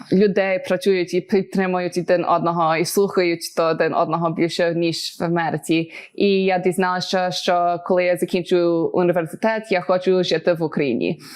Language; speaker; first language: Ukrainian; early bilingual, other home language; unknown